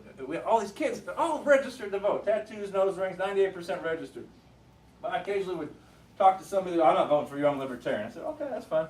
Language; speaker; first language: English; native; English